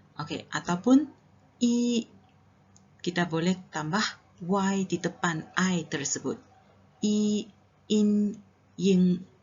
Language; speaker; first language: Malay; non-native, local second language; Chinese